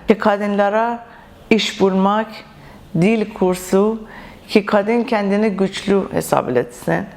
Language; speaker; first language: Turkish; non-native, learner; Persian